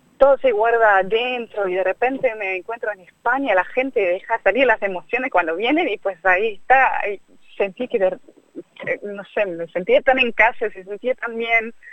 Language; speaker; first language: Spanish; non-native, fluent; German